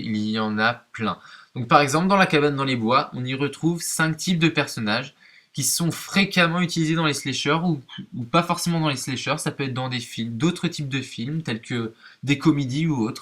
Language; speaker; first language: French; native; French